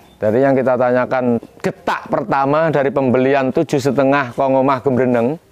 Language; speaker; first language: Indonesian; non-native, local second language; Javanese